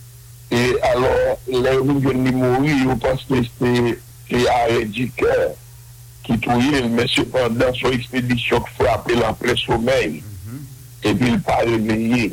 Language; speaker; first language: French; non-native, local second language; Haitian Creole